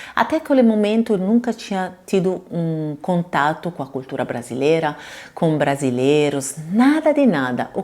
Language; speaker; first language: Portuguese; non-native, fluent; Italian